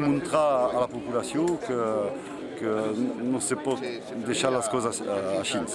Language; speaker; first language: Catalan; non-native, local second language; French